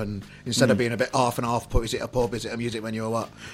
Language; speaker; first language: English; native; English